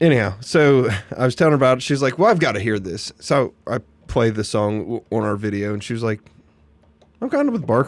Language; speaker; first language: English; native; English